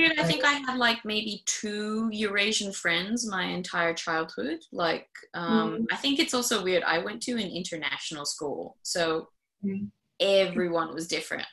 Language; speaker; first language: English; native; English